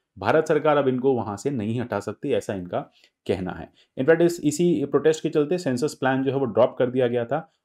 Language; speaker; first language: Hindi; native; Hindi